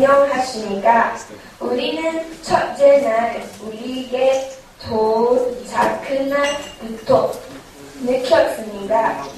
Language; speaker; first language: Korean; non-native, learner; English